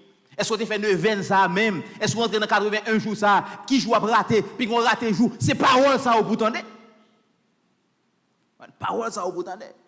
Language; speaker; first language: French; non-native, local second language; Haitian Creole